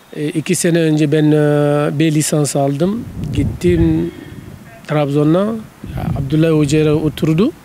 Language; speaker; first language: Turkish; non-native, learner; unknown